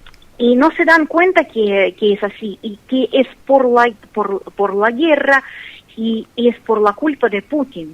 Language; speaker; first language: Spanish; non-native, fluent; Russian